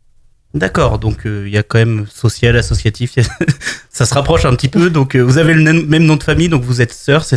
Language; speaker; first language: French; native; French